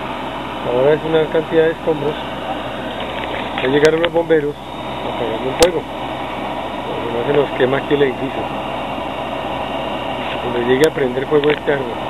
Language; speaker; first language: Spanish; native; Spanish